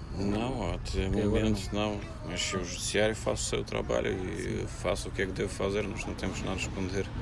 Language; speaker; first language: Portuguese; non-native, fluent; Russian